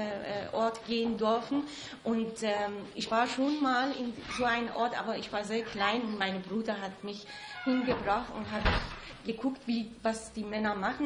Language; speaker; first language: German; non-native, fluent; Persian